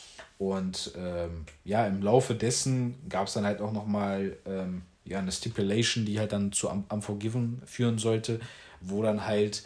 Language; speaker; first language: German; native; German